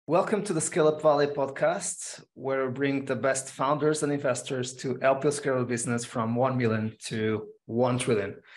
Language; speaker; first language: English; non-native, fluent; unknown